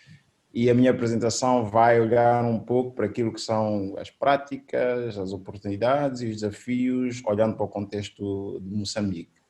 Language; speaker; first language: Portuguese; native; Portuguese